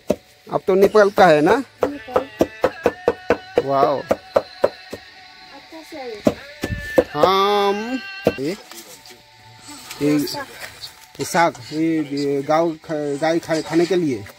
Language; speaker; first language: Hindi; non-native, local second language; Bangla